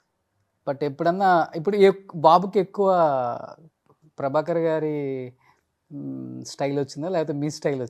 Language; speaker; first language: Telugu; native; Telugu